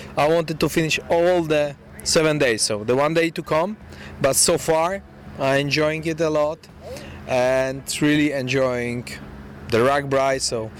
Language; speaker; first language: English; non-native, fluent; Polish